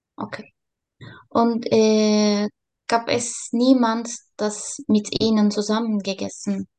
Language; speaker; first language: German; non-native, learner; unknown